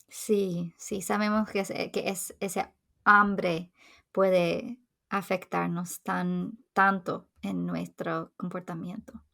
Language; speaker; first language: Spanish; non-native, fluent; English